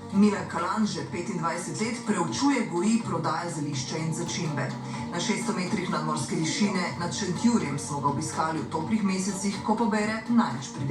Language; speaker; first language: Slovenian; native; Slovenian